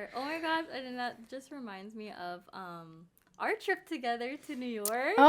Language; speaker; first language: English; native; English